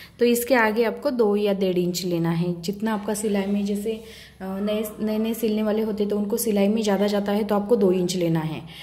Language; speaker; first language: Hindi; non-native, local second language; Marathi